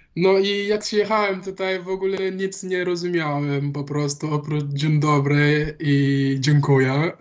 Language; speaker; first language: Polish; non-native, learner; Wolof